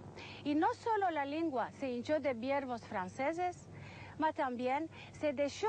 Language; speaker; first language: Spanish; early bilingual, heritage; Ladino